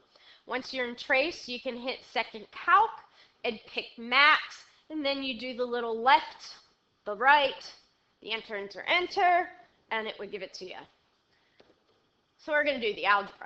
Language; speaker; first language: English; native; English